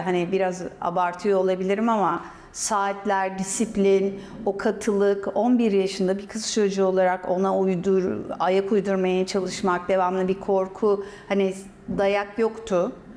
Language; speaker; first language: Turkish; native; Turkish